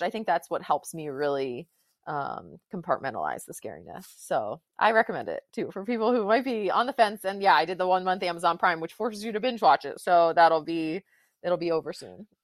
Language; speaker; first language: English; native; English